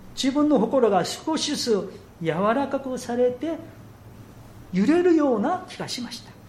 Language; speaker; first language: Japanese; non-native, fluent; Korean